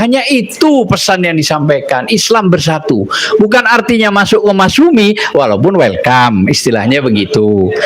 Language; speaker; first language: Indonesian; native; Indonesian